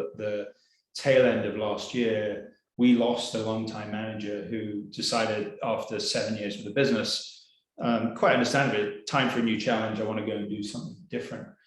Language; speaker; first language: English; native; English